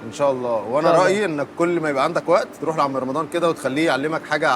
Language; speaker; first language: Arabic; native; Arabic